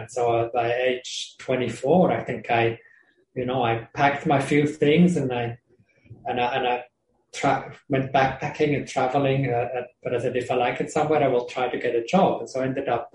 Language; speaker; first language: English; non-native, fluent; Swiss German